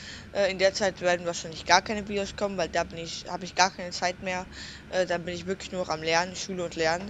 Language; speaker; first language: German; native; German